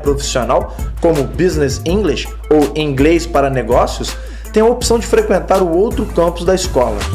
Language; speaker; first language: Portuguese; native; Portuguese